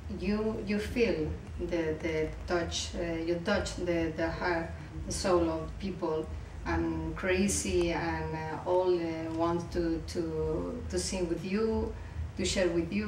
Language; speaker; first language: English; non-native, learner; Spanish